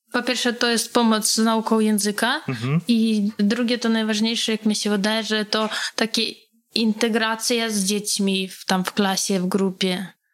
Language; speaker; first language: Polish; non-native, fluent; Russian